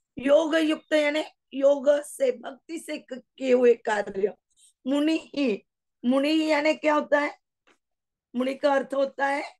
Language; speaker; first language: Hindi; non-native, local second language; Marathi